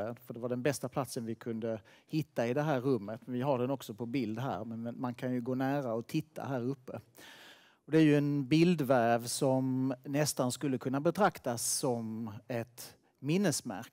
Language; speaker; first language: Swedish; native; Swedish